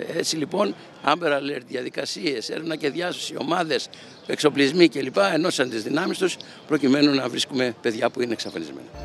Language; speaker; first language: Greek; native; Greek